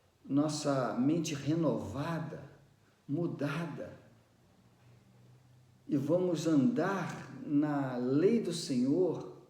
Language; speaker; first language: Portuguese; native; Portuguese